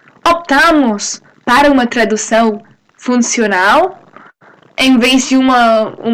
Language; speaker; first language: Portuguese; non-native, fluent; English